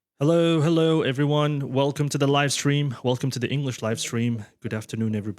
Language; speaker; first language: English; non-native, fluent; Arabic